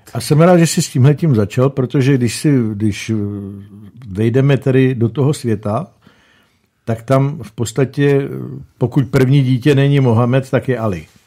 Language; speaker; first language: Czech; native; Czech